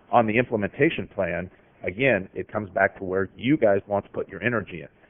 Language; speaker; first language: English; native; English